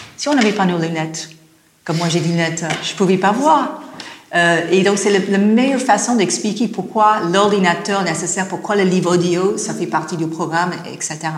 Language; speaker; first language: French; non-native, fluent; English